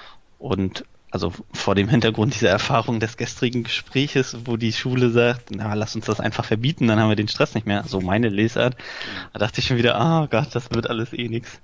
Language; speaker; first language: German; native; German